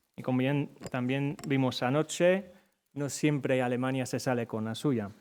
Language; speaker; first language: Spanish; non-native, fluent; English